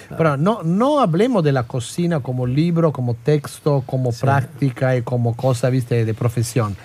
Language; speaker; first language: Spanish; non-native, fluent; Italian